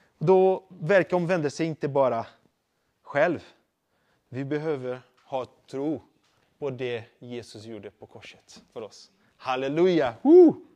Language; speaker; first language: Swedish; non-native, fluent; Portuguese